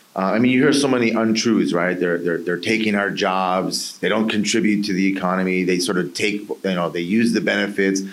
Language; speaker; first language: English; native; English